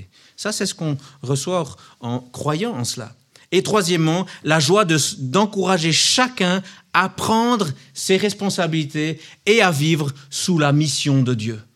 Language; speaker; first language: French; native; French